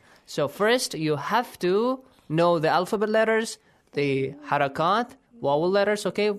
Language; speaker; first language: English; non-native, fluent; Persian